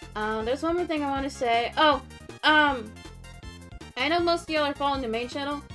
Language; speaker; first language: English; native; English